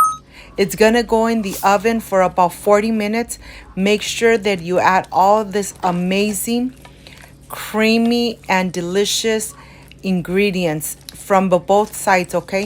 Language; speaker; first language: English; non-native, fluent; Spanish